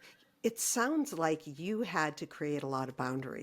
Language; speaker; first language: English; native; English